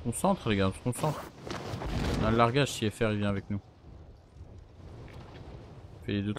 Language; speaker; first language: French; native; French